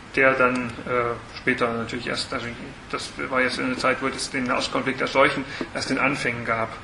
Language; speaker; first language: German; native; German